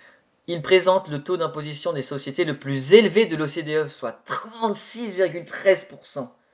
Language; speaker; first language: French; native; French